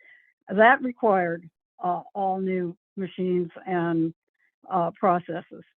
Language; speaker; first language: English; native; English